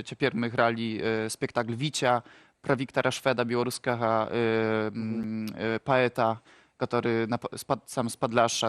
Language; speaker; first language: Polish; non-native, local second language; Ukrainian